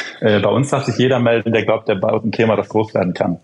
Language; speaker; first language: German; native; German